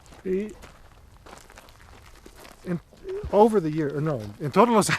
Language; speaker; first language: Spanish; non-native, learner; English